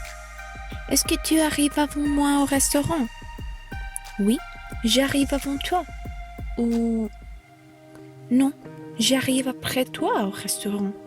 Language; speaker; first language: French; non-native, fluent; Spanish